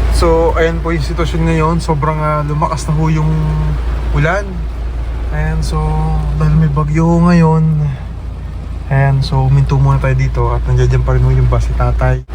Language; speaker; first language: Filipino; native; Filipino